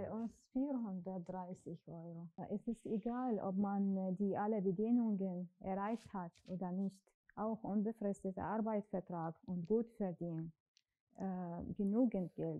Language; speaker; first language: German; non-native, learner; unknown